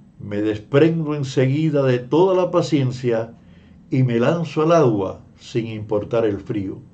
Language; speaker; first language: Spanish; native; Spanish